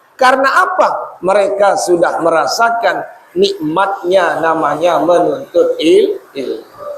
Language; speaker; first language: Indonesian; non-native, local second language; Sasak